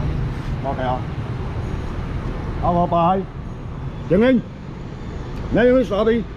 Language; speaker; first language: Filipino; non-native, learner; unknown